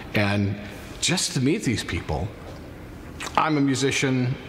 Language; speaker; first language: English; native; English